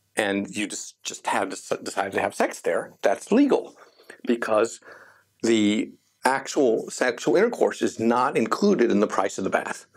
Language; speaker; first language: English; native; English